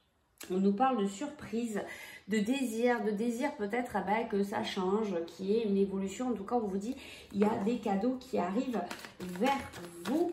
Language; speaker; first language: French; native; French